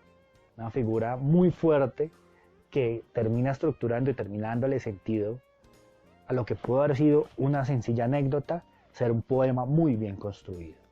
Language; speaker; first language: Spanish; native; Spanish